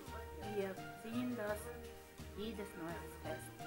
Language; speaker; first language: German; non-native, fluent; Russian